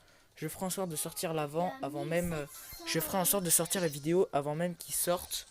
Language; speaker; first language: French; native; French